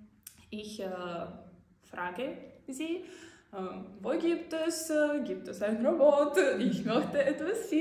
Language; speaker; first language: German; non-native, learner; Ukrainian